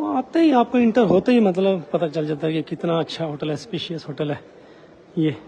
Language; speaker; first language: Urdu; non-native, local second language; Saraiki